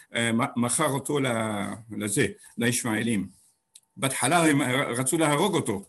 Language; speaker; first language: Hebrew; non-native, fluent; English